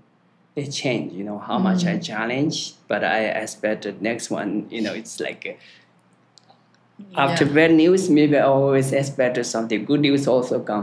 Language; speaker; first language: English; non-native, learner; Tibetan